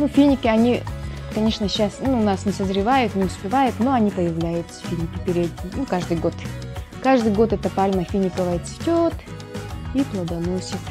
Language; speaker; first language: Russian; native; Russian